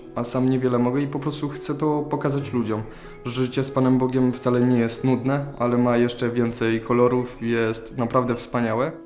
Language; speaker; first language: Polish; native; Polish